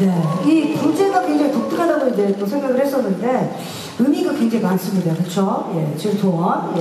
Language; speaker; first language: Korean; native; Korean